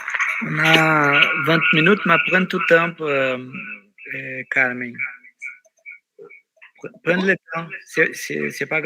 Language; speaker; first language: French; non-native, fluent; Portuguese